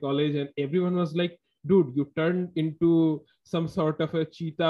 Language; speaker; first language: English; non-native, local second language; Assamese